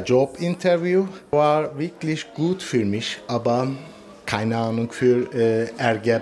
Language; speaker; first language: German; non-native, learner; Turkish